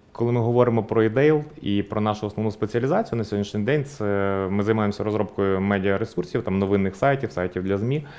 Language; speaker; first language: Ukrainian; native; Ukrainian